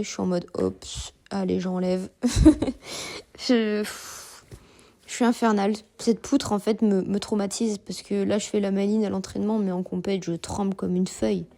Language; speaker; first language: French; native; French